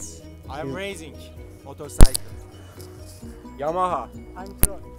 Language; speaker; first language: English; non-native, learner; Turkish